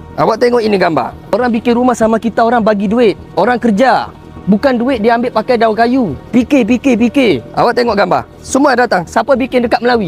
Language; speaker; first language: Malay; non-native, local second language; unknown